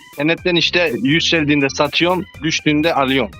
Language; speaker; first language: Turkish; early bilingual, heritage; Turkish